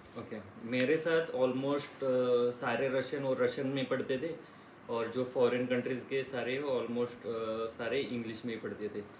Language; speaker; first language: Hindi; non-native, local second language; Marathi